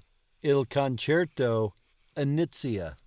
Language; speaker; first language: Italian; non-native, learner; English